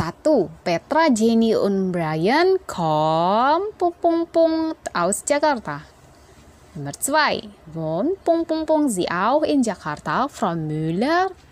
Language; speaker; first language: German; non-native, fluent; Indonesian